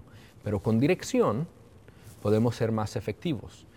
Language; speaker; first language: Spanish; early bilingual, heritage; Spanish